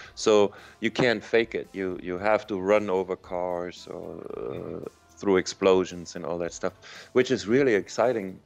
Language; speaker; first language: English; non-native, fluent; German